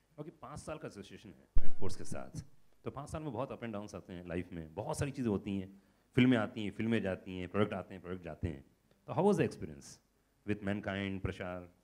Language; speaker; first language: Hindi; native; Hindi